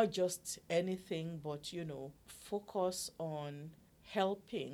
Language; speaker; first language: English; non-native, local second language; Yoruba